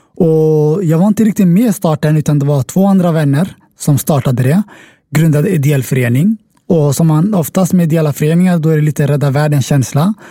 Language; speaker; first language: Swedish; early bilingual, other home language; Somali